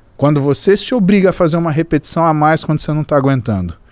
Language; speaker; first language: Portuguese; native; Portuguese